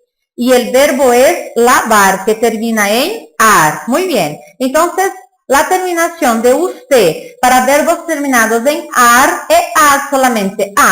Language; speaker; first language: Spanish; non-native, fluent; Portuguese